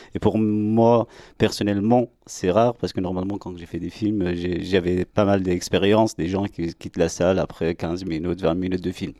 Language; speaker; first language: French; non-native, learner; Persian